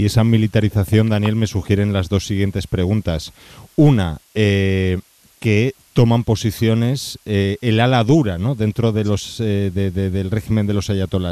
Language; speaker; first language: Spanish; native; Spanish